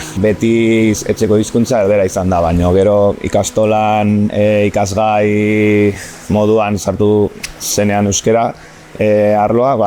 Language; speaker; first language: Basque; non-native, local second language; Spanish